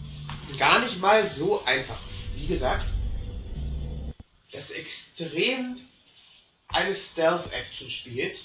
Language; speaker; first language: German; native; German